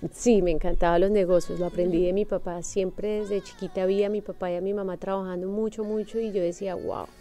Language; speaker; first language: Spanish; native; Spanish